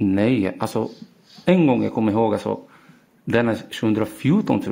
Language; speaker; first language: Swedish; non-native, learner; Arabic